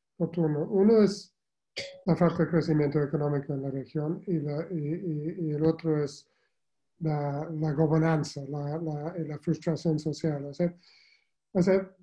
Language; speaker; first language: Spanish; non-native, fluent; English